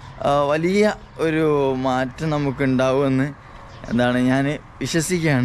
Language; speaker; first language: Malayalam; native; Malayalam